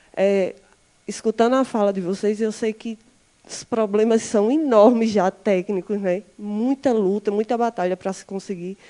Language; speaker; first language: Portuguese; native; Portuguese